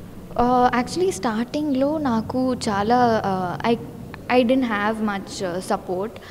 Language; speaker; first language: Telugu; non-native, learner; Tamil